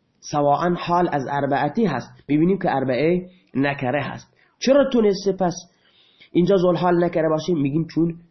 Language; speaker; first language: Persian; non-native, local second language; Baluchi